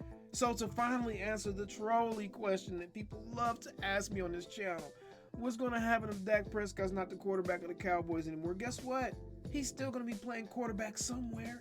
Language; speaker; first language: English; native; English